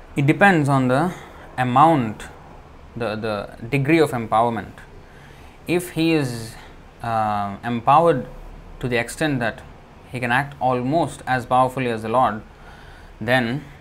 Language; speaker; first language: English; non-native, local second language; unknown